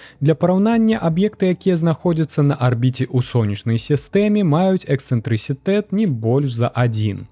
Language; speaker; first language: Belarusian; native; Belarusian